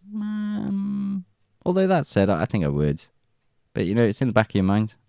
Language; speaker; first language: English; native; English